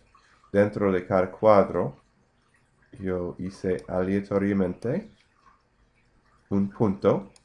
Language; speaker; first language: Spanish; non-native, fluent; English